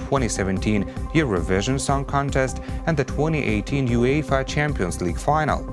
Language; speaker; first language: English; non-native, fluent; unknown